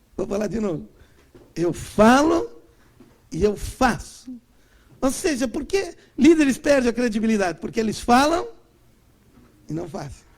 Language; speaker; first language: Portuguese; native; Portuguese